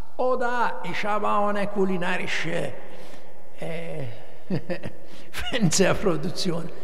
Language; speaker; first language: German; non-native, learner; Italian